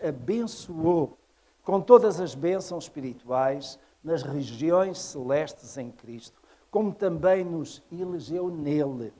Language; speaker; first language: Portuguese; native; Portuguese